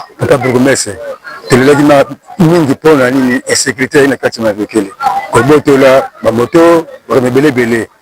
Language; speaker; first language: Lingala; native; Lingala